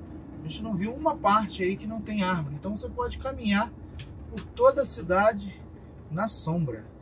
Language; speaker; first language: Portuguese; native; Portuguese